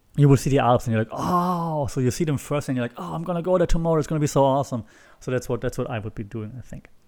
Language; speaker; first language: English; non-native, fluent; German